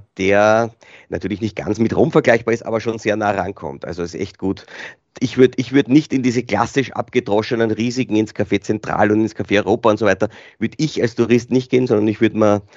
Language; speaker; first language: German; native; German